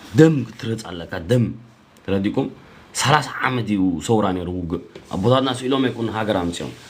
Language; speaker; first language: Tigrinya; early bilingual, heritage; Tigrinya